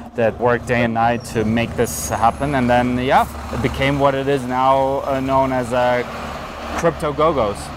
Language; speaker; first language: English; non-native, fluent; German